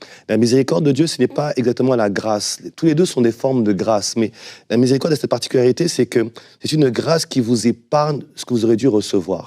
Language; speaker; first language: French; native; French